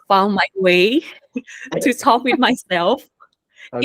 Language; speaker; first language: English; non-native, fluent; Thai